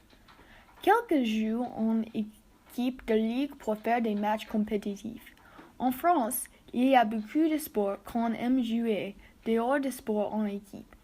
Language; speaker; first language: French; non-native, learner; English